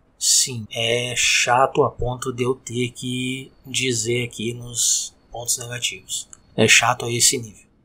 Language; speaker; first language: Portuguese; native; Portuguese